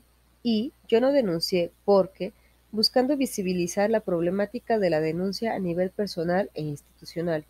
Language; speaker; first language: Spanish; native; Spanish